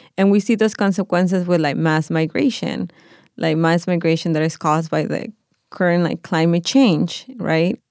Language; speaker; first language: English; non-native, fluent; Spanish